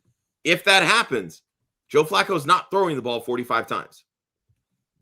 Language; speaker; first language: English; native; English